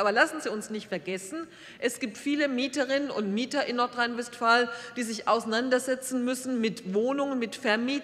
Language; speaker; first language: German; native; German